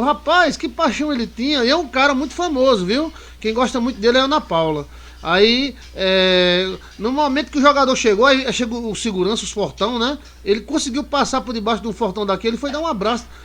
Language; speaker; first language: Portuguese; native; Portuguese